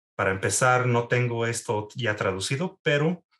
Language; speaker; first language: Spanish; early bilingual, heritage; Spanish